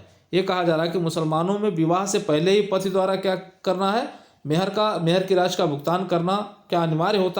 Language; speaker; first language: Hindi; native; Hindi